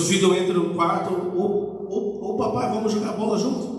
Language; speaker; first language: Portuguese; native; Portuguese